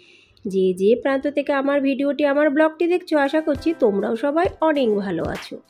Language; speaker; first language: Bangla; native; Bangla